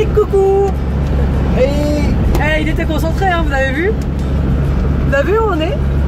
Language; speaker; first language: French; native; French